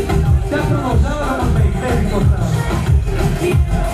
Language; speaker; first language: Bulgarian; native; Bulgarian